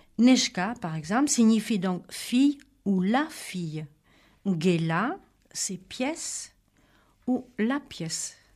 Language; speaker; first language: French; native; French